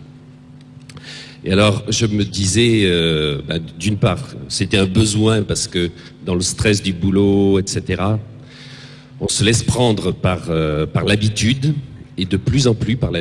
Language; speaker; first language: French; native; French